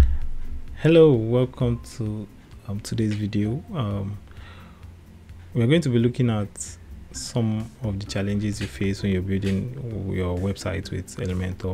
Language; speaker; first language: English; native; English